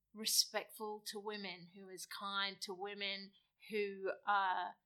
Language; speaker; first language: English; native; English